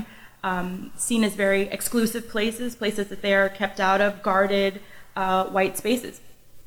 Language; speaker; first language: English; native; English